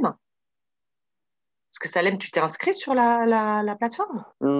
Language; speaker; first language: French; native; French